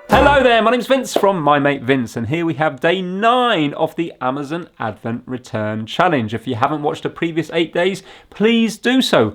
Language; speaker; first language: English; native; English